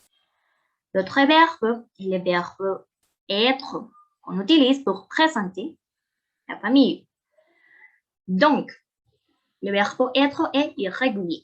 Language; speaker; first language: French; non-native, fluent; Spanish